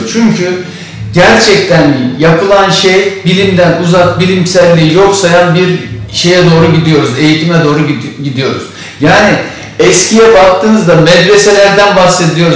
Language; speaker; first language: Turkish; native; Turkish